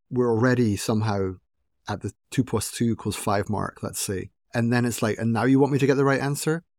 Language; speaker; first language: English; native; English